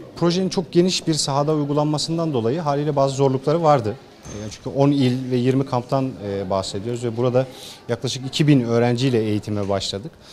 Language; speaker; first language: Turkish; native; Turkish